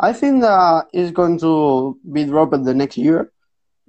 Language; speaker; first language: English; non-native, fluent; Spanish